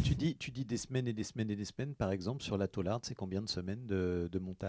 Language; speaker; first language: French; native; French